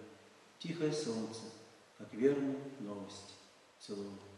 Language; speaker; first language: Russian; native; Russian